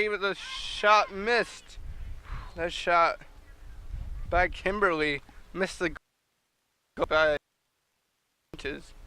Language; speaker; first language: English; native; English